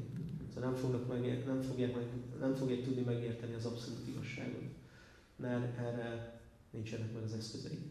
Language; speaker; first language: Hungarian; native; Hungarian